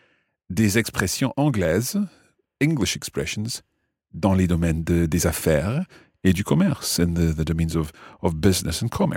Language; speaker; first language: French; non-native, fluent; English